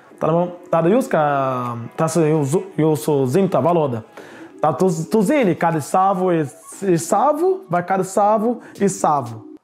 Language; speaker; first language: Latvian; non-native, learner; Portuguese